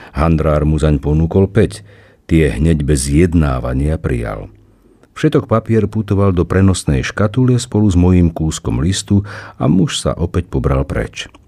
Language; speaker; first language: Slovak; native; Slovak